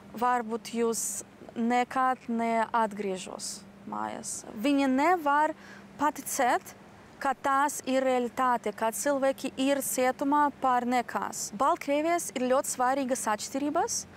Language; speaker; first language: Latvian; non-native, learner; Belarusian